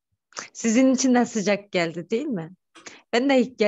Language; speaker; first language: Turkish; non-native, fluent; Kyrgyz